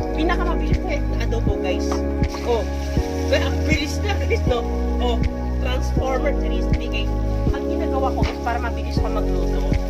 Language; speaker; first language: Filipino; non-native, local second language; Kinaray-a